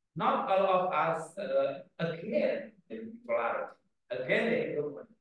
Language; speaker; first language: English; non-native, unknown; Indonesian